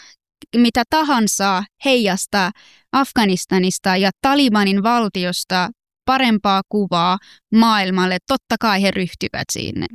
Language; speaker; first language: Finnish; non-native, fluent; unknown